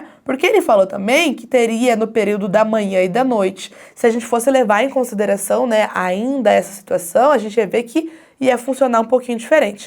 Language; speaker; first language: Portuguese; native; Portuguese